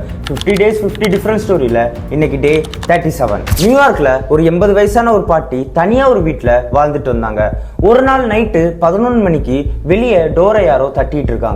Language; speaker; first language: Tamil; native; Tamil